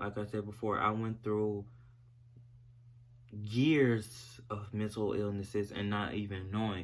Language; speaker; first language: English; native; English